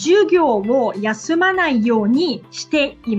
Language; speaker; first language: Japanese; non-native, fluent; Portuguese